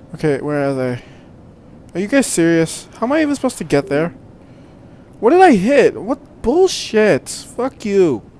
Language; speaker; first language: English; native; English